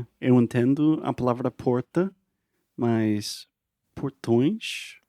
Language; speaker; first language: Portuguese; non-native, fluent; English